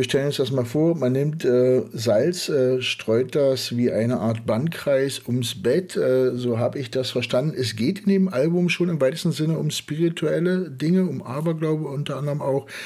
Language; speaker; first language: German; native; German